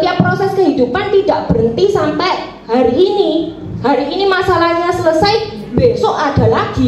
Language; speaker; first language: Indonesian; native; Indonesian